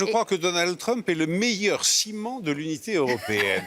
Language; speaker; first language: French; native; French